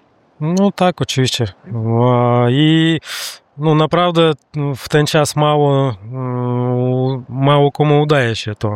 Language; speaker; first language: Polish; non-native, learner; Russian